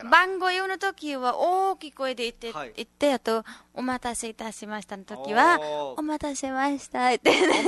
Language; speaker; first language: Japanese; non-native, learner; Nepali